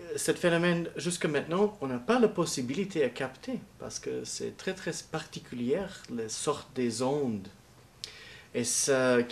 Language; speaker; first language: French; non-native, learner; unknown